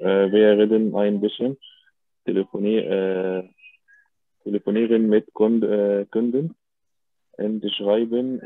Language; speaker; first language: German; non-native, learner; Arabic